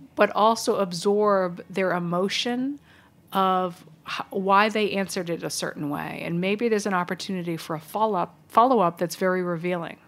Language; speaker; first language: English; native; English